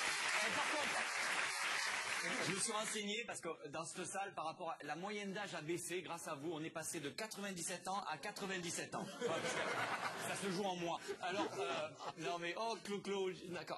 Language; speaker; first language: French; native; French